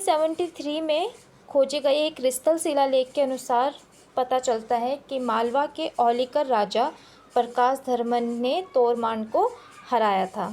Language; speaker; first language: Hindi; native; Hindi